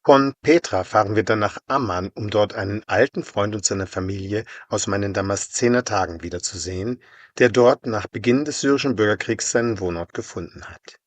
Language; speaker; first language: German; native; German